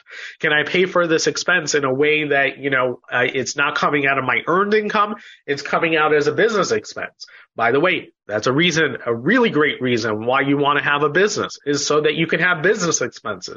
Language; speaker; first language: English; native; English